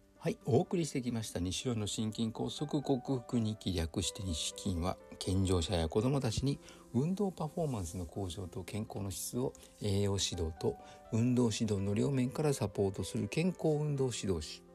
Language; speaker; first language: Japanese; native; Japanese